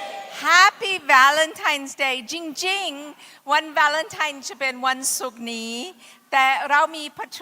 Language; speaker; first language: Thai; non-native, fluent; English